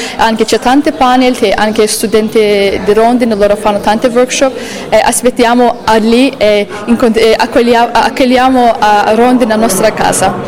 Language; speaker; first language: Italian; non-native, learner; Azerbaijani